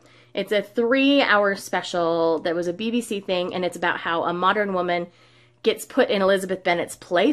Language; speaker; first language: English; native; English